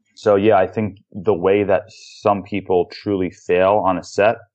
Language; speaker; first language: English; native; English